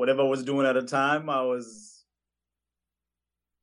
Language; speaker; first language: English; non-native, local second language; Kinyarwanda